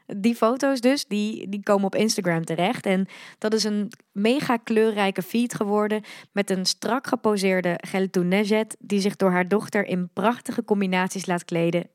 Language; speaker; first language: Dutch; early bilingual, other home language; Arabic